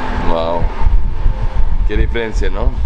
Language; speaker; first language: Spanish; non-native, learner; English